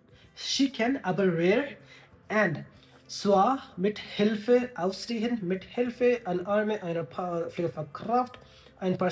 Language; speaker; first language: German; non-native, learner; Hindi